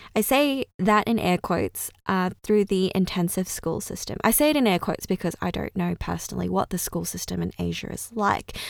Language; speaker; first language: English; early bilingual, other home language; Cantonese